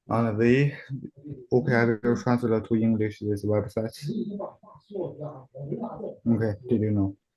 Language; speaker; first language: English; non-native, learner; Chinese